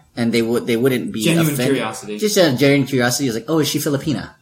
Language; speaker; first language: English; early bilingual, other home language; Filipino